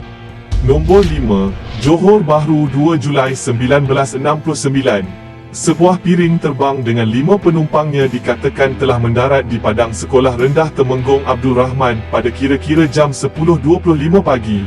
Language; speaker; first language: Malay; native; Malay